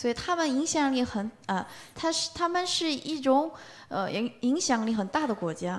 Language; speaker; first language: Chinese; non-native, learner; Korean